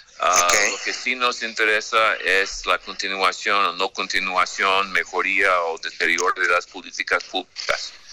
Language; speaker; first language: Spanish; non-native, fluent; English